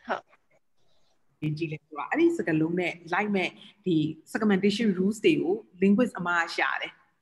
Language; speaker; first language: Burmese; native; Burmese